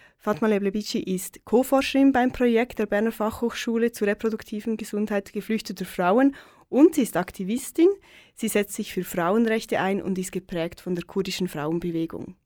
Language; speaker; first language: German; native; German